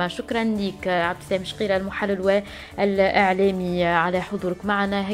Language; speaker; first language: Arabic; native; Arabic